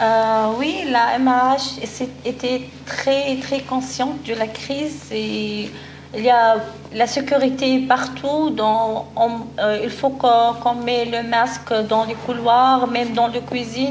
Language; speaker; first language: French; non-native, local second language; Arabic